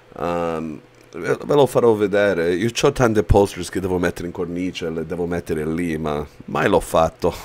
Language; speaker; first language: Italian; early bilingual, heritage; Italian